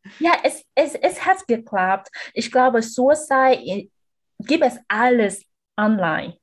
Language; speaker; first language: German; non-native, learner; Vietnamese